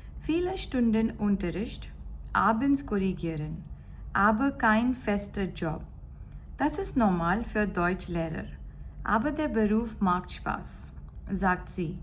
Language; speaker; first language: German; non-native, fluent; Gujarati